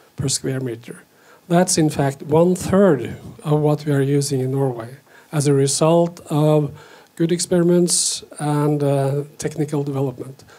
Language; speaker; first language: English; non-native, fluent; Norwegian